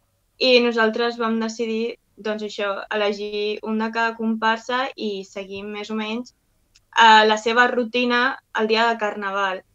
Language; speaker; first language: Catalan; non-native, local second language; Spanish